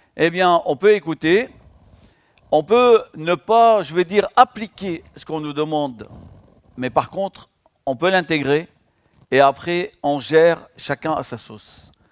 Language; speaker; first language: French; non-native, local second language; Arabic